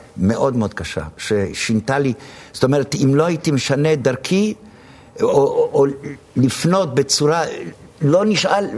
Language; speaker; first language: Hebrew; early bilingual, other home language; Arabic